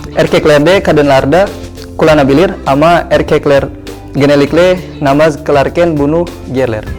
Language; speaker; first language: Turkish; non-native, learner; Indonesian